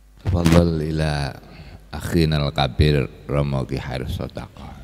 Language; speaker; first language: Arabic; non-native, learner; Indonesian